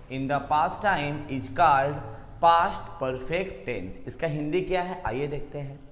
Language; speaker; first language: Hindi; native; Hindi